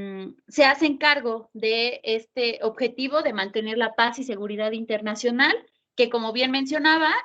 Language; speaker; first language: Spanish; native; Spanish